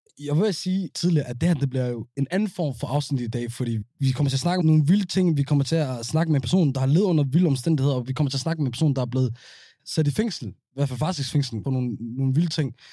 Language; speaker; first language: Danish; early bilingual, other home language; Somali